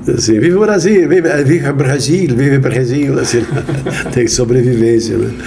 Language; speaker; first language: Portuguese; native; Portuguese